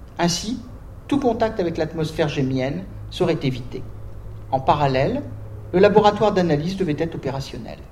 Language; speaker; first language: French; native; French